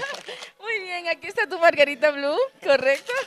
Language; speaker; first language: Spanish; native; Spanish